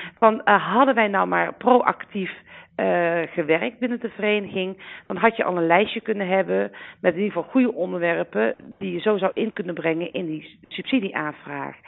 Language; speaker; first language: Dutch; native; Dutch